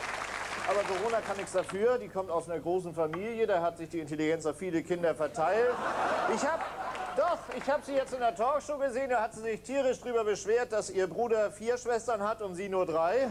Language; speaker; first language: German; native; German